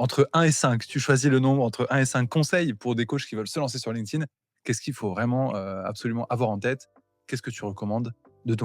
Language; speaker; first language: French; native; French